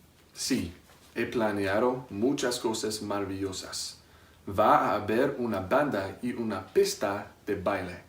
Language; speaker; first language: Spanish; non-native, learner; English